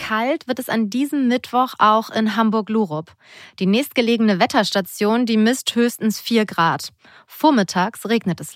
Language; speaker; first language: German; native; German